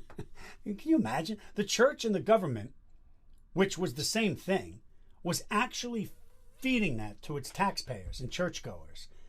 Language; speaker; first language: English; native; English